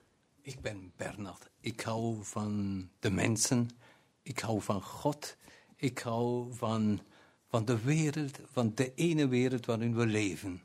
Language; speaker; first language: Dutch; non-native, local second language; German